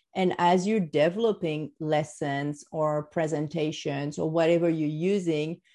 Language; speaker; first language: English; non-native, fluent; French